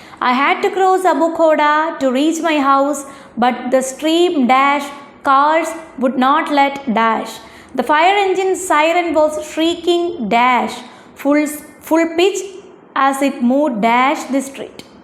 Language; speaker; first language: English; non-native, local second language; Malayalam